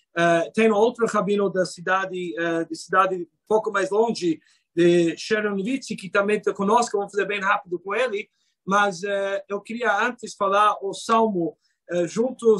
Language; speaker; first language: Portuguese; non-native, fluent; Hebrew